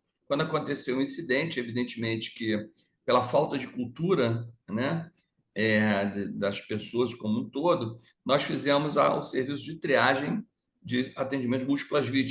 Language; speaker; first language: Portuguese; native; Portuguese